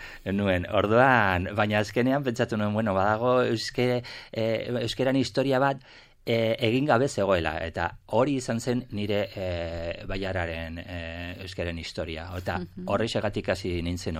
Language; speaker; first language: Basque; non-native, local second language; Spanish